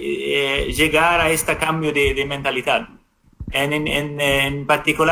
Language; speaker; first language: Spanish; non-native, fluent; Swedish